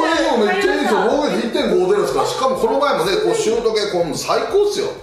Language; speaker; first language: Japanese; native; Japanese